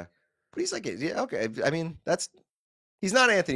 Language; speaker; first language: English; native; English